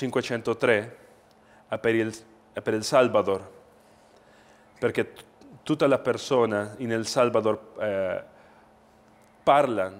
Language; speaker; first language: Italian; non-native, learner; Spanish